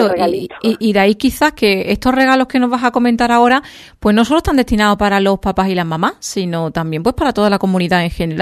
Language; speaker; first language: Spanish; native; Spanish